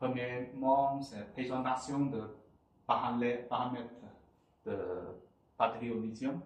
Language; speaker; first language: French; non-native, fluent; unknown